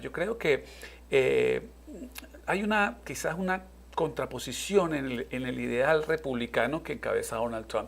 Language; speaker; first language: Spanish; native; Spanish